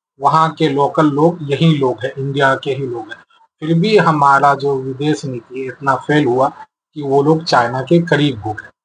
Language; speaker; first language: Hindi; native; Hindi